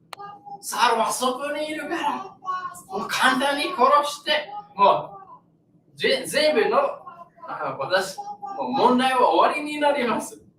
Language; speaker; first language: Japanese; non-native, learner; English